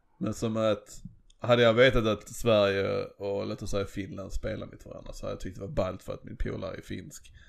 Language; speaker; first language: Swedish; native; Swedish